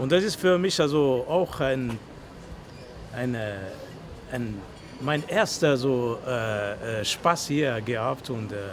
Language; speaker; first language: German; non-native, learner; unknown